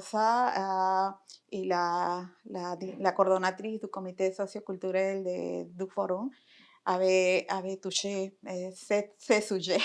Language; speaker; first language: French; non-native, fluent; Spanish